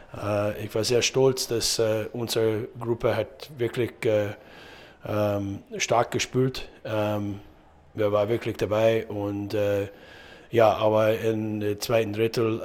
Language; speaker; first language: German; non-native, learner; English